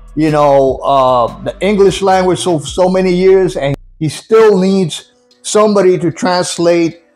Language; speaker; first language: English; non-native, fluent; Spanish